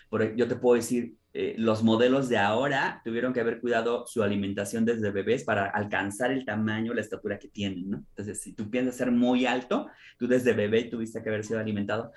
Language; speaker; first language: Spanish; native; Spanish